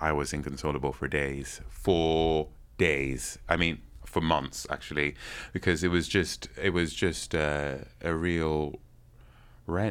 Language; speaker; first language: English; non-native, local second language; Yoruba